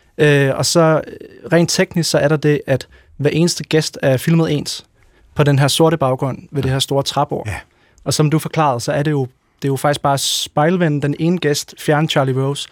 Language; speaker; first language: Danish; native; Danish